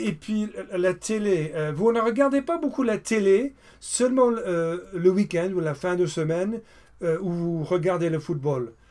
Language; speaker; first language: French; non-native, fluent; English